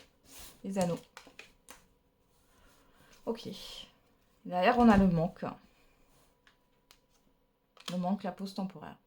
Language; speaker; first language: French; native; French